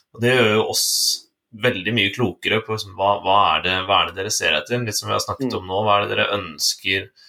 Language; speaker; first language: Norwegian; native; Norwegian